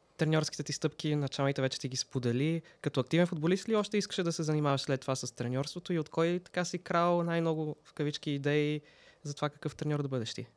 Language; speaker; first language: Bulgarian; native; Bulgarian